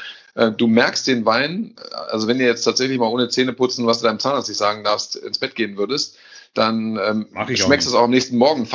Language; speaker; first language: German; native; German